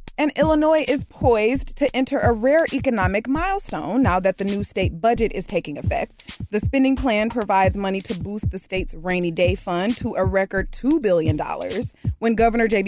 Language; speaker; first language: English; native; English